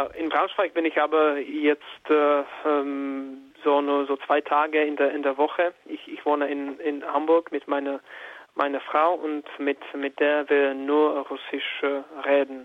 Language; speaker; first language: German; non-native, fluent; Czech